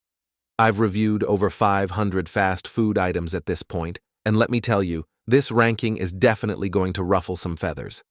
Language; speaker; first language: English; native; English